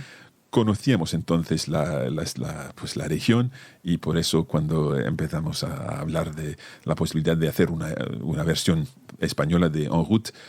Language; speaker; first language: Spanish; non-native, fluent; English